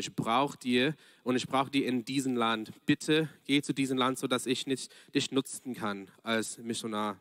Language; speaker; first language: German; non-native, fluent; English